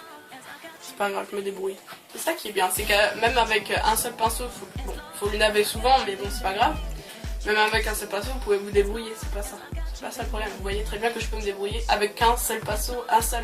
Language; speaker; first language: French; native; French